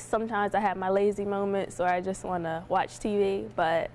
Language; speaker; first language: English; native; English